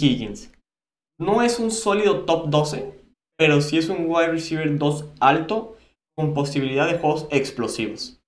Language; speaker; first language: Spanish; native; Spanish